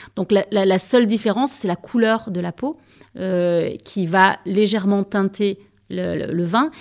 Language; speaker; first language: French; native; French